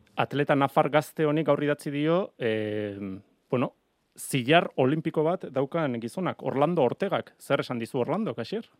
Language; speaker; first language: Basque; native; Basque